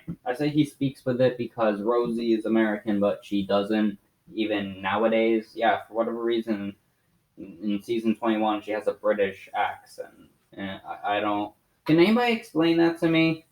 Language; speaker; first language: English; native; English